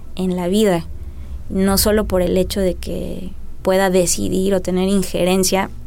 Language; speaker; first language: Spanish; native; Spanish